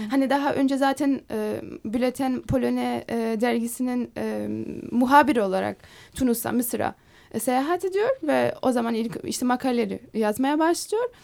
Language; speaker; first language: Turkish; non-native, fluent; Polish